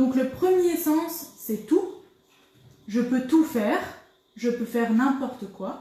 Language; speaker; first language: French; native; French